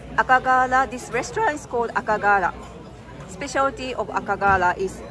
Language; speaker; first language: English; non-native, fluent; Japanese